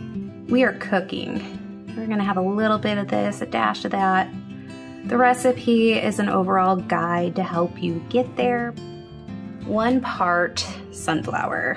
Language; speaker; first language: English; native; English